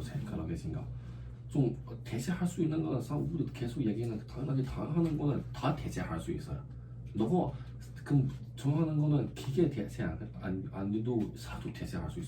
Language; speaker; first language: Korean; non-native, learner; Chinese